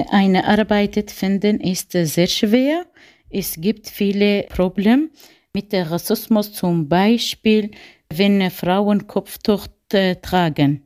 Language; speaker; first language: German; non-native, learner; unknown